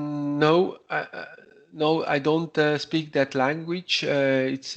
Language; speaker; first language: English; non-native, learner; Italian